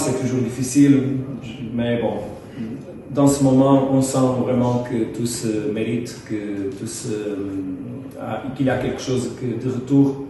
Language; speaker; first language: French; non-native, fluent; Portuguese